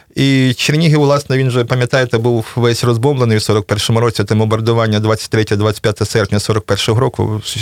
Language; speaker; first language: Ukrainian; native; Ukrainian